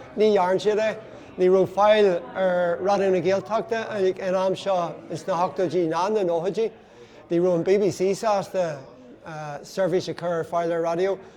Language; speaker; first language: Irish; non-native, local second language; English